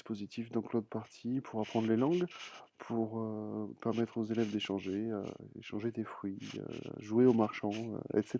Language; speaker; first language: French; native; French